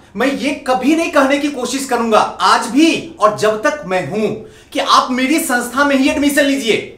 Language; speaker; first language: Hindi; native; Hindi